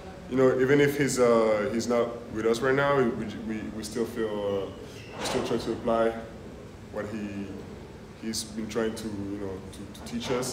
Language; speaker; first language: English; non-native, fluent; French